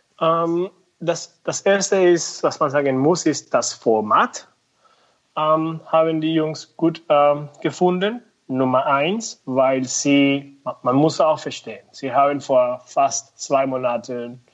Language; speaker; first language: German; non-native, fluent; Spanish